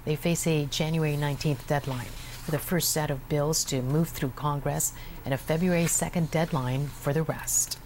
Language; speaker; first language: English; non-native, local second language; Filipino